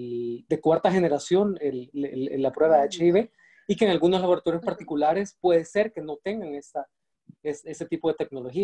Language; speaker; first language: Spanish; native; Spanish